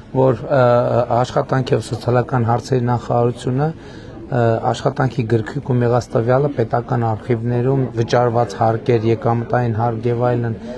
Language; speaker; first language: Armenian; native; Armenian